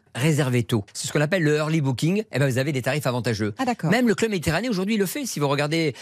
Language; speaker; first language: French; native; French